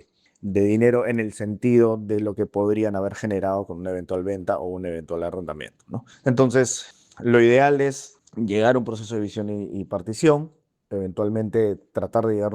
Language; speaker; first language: Spanish; native; Spanish